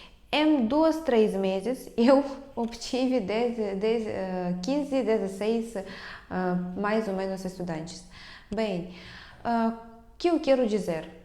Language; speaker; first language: Portuguese; non-native, fluent; Russian